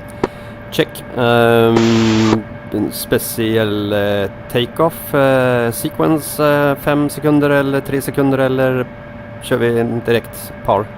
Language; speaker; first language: Swedish; native; Swedish